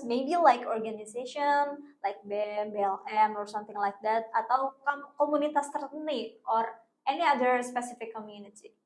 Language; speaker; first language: English; non-native, fluent; Indonesian